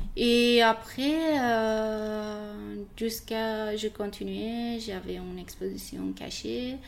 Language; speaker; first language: French; non-native, learner; Persian